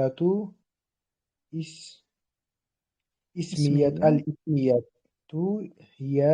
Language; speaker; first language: Arabic; non-native, learner; Uzbek